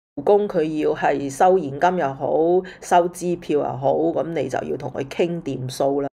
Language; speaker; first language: Cantonese; native; Cantonese